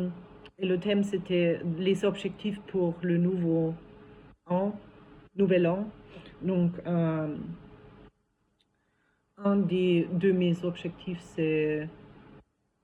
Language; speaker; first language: French; non-native, fluent; German